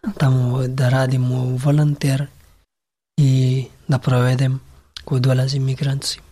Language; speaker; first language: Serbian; non-native, learner; Pashto